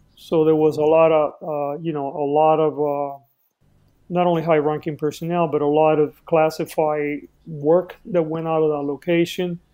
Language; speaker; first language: English; early bilingual, other home language; Spanish